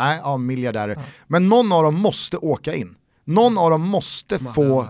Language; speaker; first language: Swedish; native; Swedish